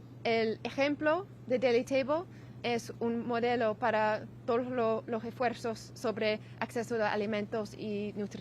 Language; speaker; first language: Spanish; non-native, learner; English